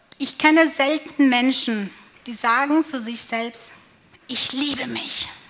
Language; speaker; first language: German; non-native, fluent; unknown